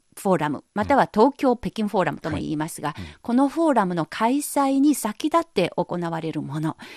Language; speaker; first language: Japanese; non-native, fluent; Chinese